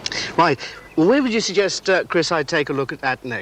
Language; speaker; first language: English; native; English